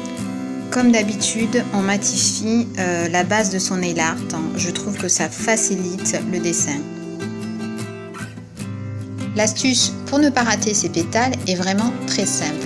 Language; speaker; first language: French; native; French